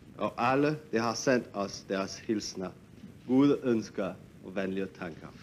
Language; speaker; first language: Danish; non-native, fluent; French